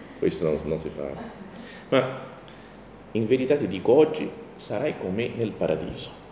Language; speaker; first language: Italian; non-native, fluent; Portuguese